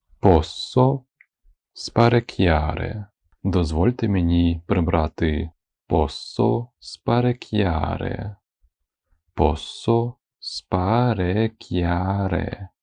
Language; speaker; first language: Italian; non-native, fluent; Ukrainian